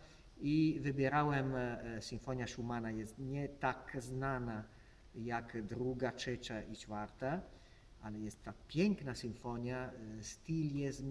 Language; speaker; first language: Polish; non-native, learner; Italian